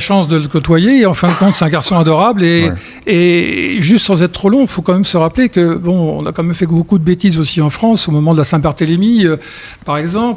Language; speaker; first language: French; native; French